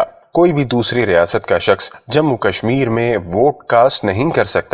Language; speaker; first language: Urdu; native; Urdu